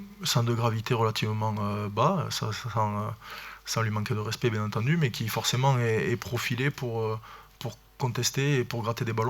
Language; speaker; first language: French; native; French